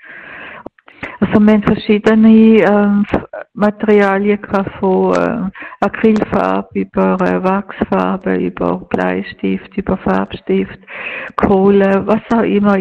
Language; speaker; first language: German; native; German